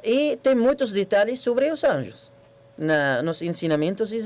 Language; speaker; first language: Portuguese; non-native, learner; Arabic